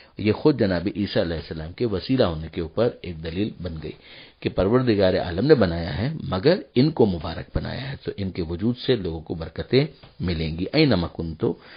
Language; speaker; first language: Urdu; native; Urdu